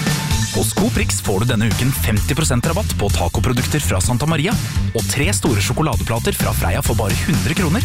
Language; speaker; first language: Norwegian; native; Norwegian